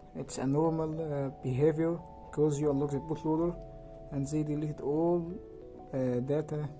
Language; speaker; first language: English; non-native, learner; Arabic